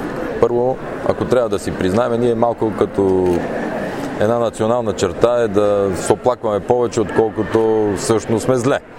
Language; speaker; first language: Bulgarian; native; Bulgarian